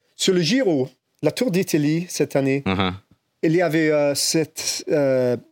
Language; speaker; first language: French; non-native, fluent; English